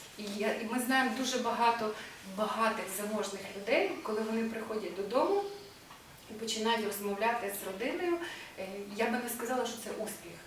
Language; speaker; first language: Ukrainian; native; Ukrainian